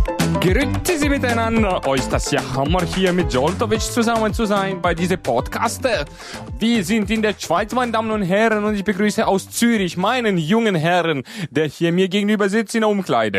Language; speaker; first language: German; native; German